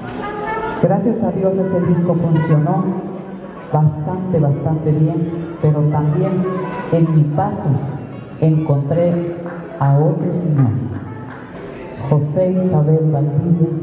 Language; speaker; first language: Spanish; native; Spanish